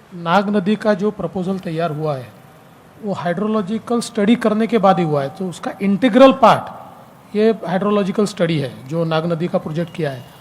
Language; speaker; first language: Hindi; non-native, local second language; Marathi